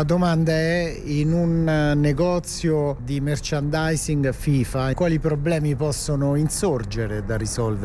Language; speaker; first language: Italian; native; Italian